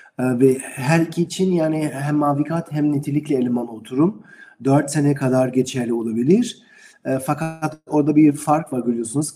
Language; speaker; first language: Turkish; non-native, learner; German